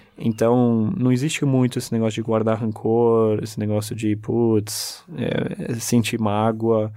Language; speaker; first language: Portuguese; early bilingual, other home language; German